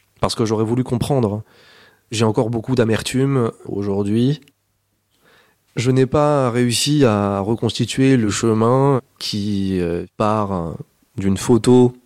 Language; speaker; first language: French; native; French